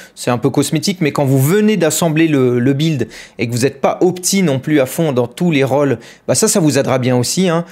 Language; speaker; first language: French; native; French